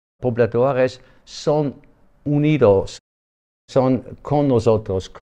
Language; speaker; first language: Spanish; non-native, learner; German